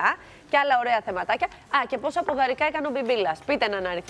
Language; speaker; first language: Greek; native; Greek